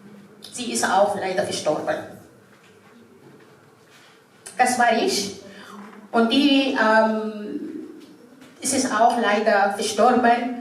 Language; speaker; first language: German; non-native, fluent; Arabic